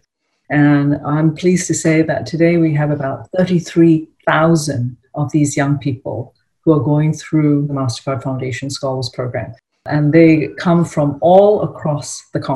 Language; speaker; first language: English; native; English